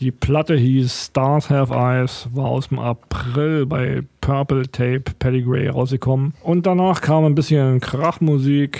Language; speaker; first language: German; native; German